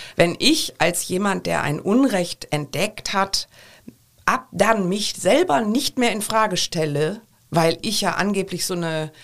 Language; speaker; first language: German; native; German